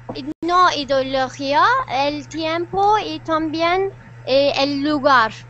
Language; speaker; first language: Spanish; non-native, learner; Turkish